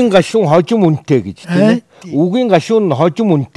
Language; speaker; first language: Mongolian; native; Mongolian